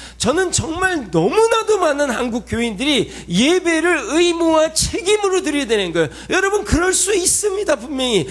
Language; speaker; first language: Korean; early bilingual, heritage; Korean